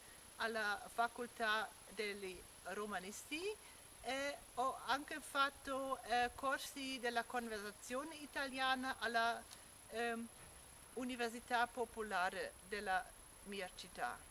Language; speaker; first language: Italian; non-native, fluent; German